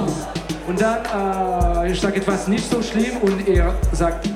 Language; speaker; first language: German; non-native, local second language; French